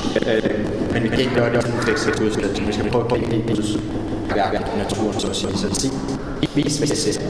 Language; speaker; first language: Danish; native; Danish